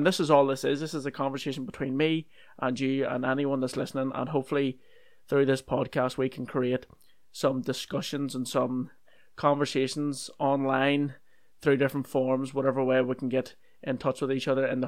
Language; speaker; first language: English; native; English